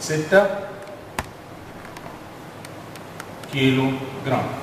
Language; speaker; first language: Arabic; native; Arabic